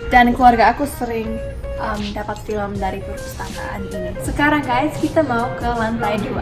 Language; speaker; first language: Indonesian; non-native, fluent; English